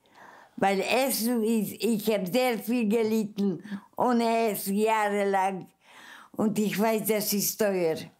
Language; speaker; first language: German; non-native, fluent; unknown